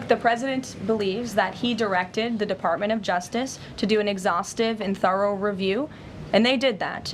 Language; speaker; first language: English; native; English